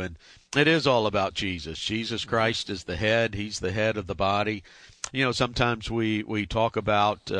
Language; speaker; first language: English; native; English